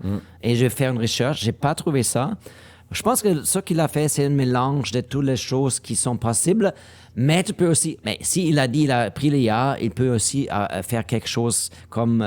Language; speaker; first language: French; non-native, learner; German